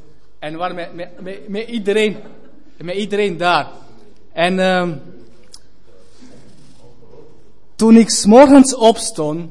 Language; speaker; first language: Dutch; non-native, fluent; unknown